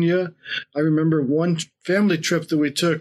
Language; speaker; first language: English; native; English